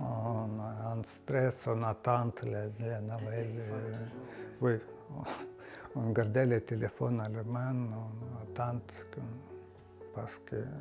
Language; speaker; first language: French; non-native, learner; Ukrainian